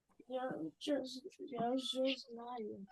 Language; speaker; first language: Ukrainian; non-native, local second language; Russian